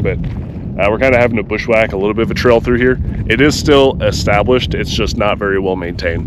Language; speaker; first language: English; native; English